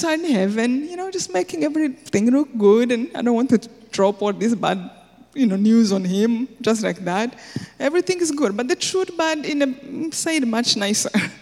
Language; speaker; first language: English; non-native, local second language; Kinyarwanda